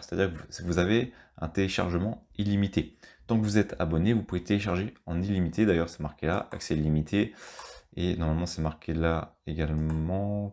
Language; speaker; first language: French; native; French